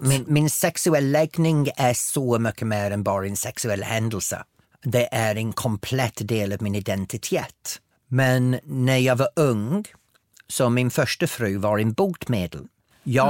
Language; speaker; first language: Swedish; non-native, fluent; English